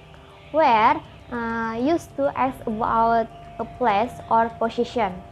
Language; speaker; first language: English; non-native, learner; Indonesian